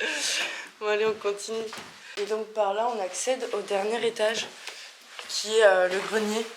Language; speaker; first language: French; native; French